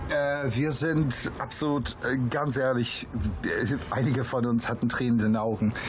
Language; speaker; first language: German; non-native, fluent; English